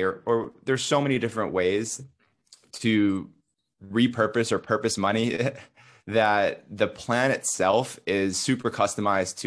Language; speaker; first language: English; native; English